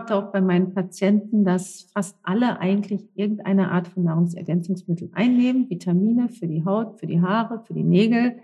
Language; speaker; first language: German; native; German